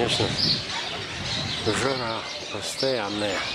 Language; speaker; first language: Russian; non-native, fluent; Lithuanian